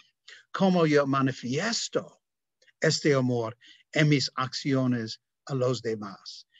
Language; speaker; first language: Spanish; non-native, fluent; English